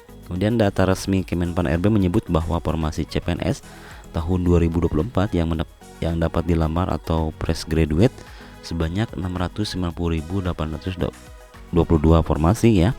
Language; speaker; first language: Indonesian; native; Indonesian